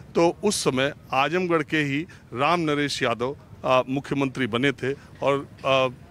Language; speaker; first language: Hindi; native; Hindi